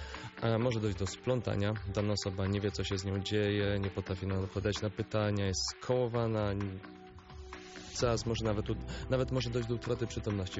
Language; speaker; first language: Polish; native; Polish